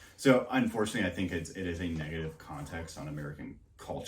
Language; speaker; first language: English; native; English